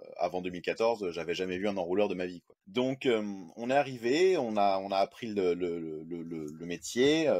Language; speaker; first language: French; native; French